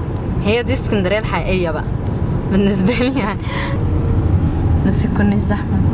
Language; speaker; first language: Arabic; native; Arabic